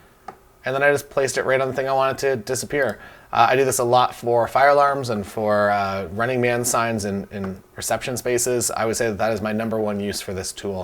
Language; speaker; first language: English; native; English